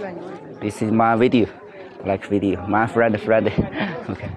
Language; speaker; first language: English; non-native, learner; Chinese